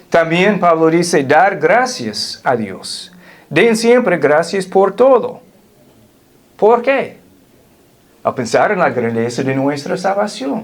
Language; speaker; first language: Spanish; non-native, fluent; English